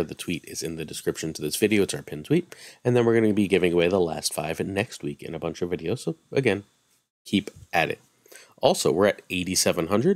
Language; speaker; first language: English; native; English